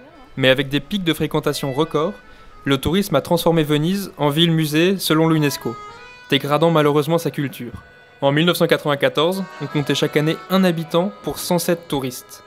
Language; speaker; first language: French; native; French